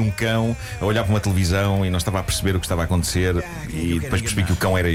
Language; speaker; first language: Portuguese; native; Portuguese